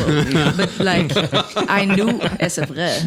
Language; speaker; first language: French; non-native, local second language; Dutch